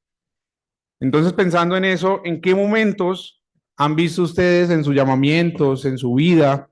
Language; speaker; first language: Spanish; native; Spanish